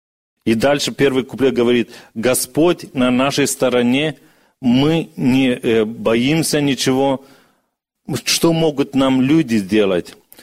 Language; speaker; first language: Russian; early bilingual, other home language; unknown